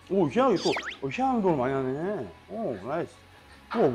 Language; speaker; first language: Korean; native; Korean